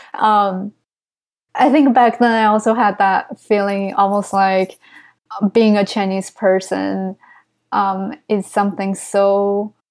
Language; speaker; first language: English; non-native, fluent; Chinese